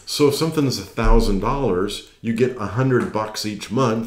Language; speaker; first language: English; native; English